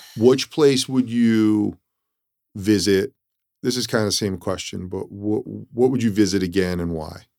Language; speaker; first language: English; early bilingual, other home language; Italian